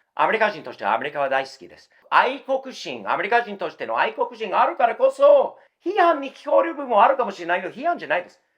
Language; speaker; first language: Japanese; non-native, fluent; English